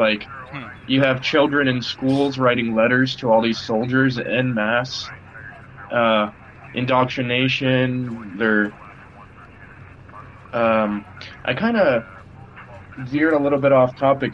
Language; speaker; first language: English; early bilingual, other home language; Russian